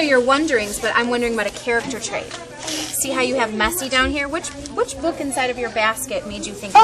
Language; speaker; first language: English; native; English